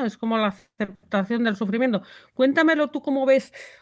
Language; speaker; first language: Spanish; native; Spanish